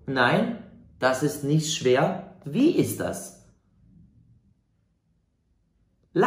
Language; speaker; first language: German; non-native, fluent; Serbian